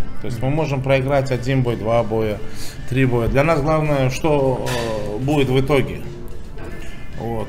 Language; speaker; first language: Russian; native; Russian